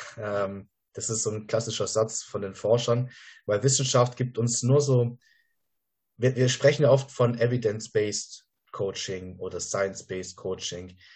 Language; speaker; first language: German; native; German